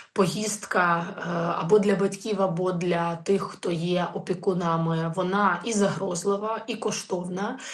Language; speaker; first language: Ukrainian; native; Ukrainian